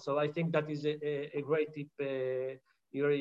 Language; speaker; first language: English; non-native, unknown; Hebrew